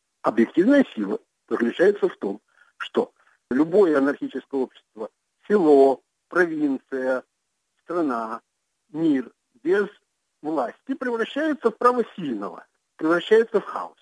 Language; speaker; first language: Russian; native; Russian